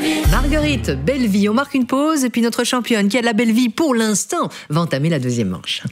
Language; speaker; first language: French; native; French